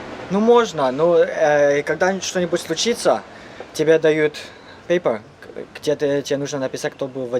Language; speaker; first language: Russian; non-native, learner; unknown